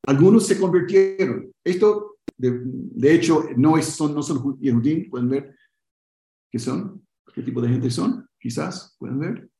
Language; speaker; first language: Spanish; early bilingual, heritage; Spanish